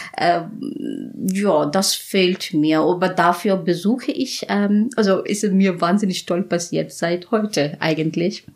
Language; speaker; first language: German; non-native, fluent; Bangla